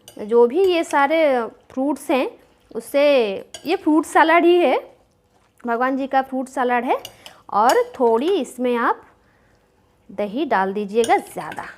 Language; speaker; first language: Hindi; non-native, local second language; Bangla